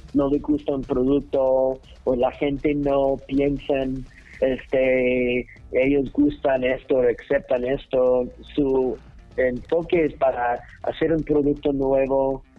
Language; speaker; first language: Spanish; non-native, learner; English